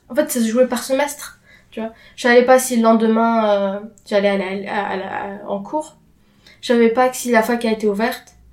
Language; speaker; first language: French; non-native, fluent; Arabic